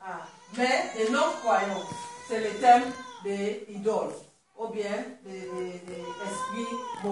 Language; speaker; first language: French; non-native, learner; Swahili